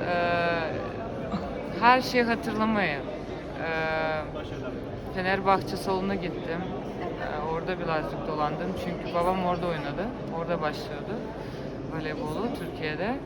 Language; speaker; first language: Turkish; non-native, fluent; Russian